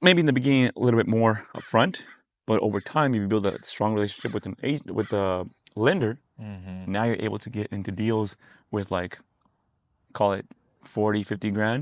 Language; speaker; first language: English; native; English